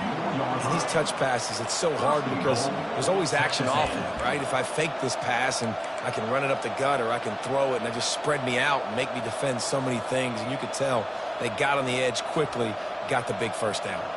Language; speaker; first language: English; native; English